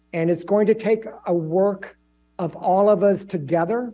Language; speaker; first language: English; native; English